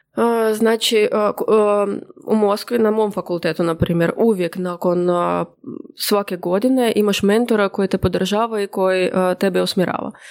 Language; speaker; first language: Croatian; non-native, fluent; Russian